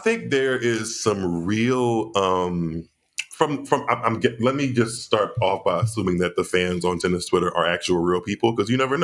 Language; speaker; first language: English; native; English